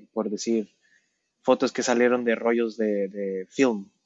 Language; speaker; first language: Spanish; early bilingual, heritage; Spanish